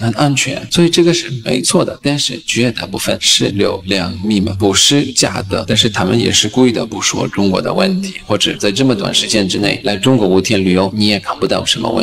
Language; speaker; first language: Chinese; non-native, fluent; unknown